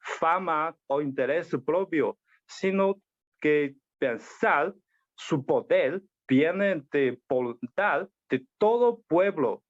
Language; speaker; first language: Spanish; non-native, learner; Chinese